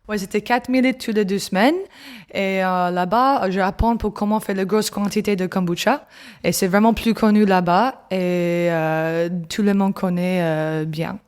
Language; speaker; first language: French; non-native, learner; English